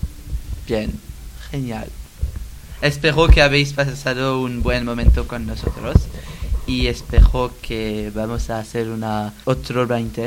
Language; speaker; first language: Spanish; non-native, learner; French